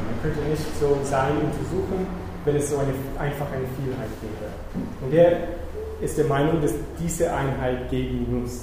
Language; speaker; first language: German; non-native, fluent; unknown